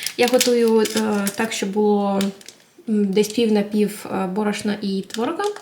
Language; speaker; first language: Ukrainian; non-native, local second language; Russian